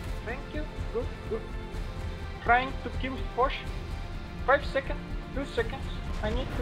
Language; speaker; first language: English; non-native, learner; Russian